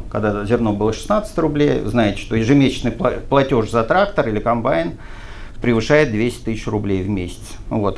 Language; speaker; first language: Russian; native; Russian